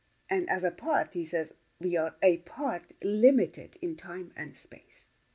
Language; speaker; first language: English; non-native, fluent; Persian